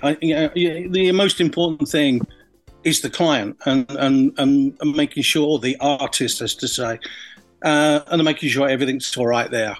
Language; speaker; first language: English; native; English